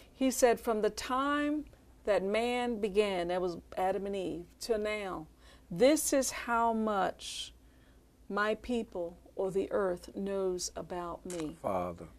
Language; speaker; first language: English; native; English